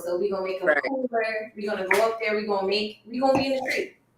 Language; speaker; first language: English; native; English